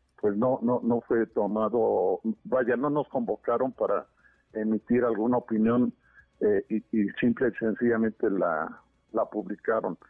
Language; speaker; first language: Spanish; native; Spanish